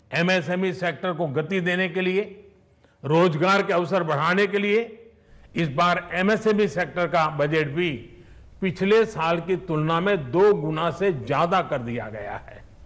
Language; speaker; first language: Hindi; native; Hindi